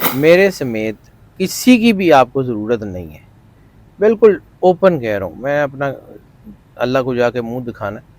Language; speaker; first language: Urdu; non-native, local second language; Punjabi